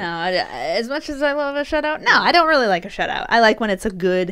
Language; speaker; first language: English; native; English